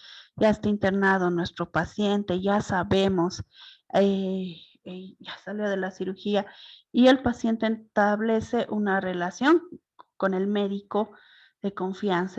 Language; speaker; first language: Spanish; native; Spanish